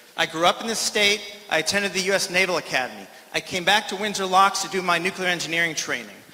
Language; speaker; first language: English; native; English